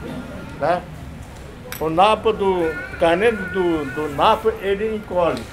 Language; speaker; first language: Portuguese; non-native, local second language; Yanomámi